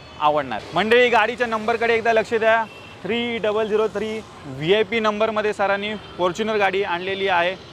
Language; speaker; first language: Marathi; native; Marathi